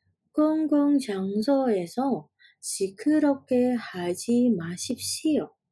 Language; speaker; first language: Korean; non-native, fluent; Indonesian